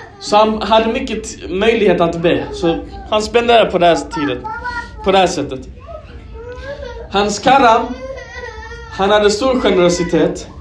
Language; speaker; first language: Swedish; early bilingual, other home language; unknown